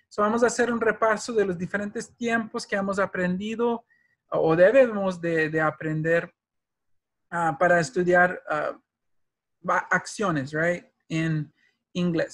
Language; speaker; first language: Spanish; early bilingual, heritage; Spanish